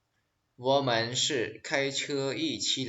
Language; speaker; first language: Chinese; non-native, fluent; Khmer